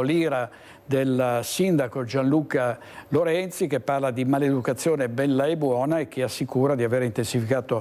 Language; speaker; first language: Italian; native; Italian